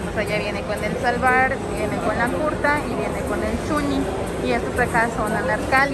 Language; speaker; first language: Spanish; native; Spanish